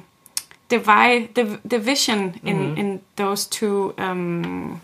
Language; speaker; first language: English; non-native, fluent; Kalaallisut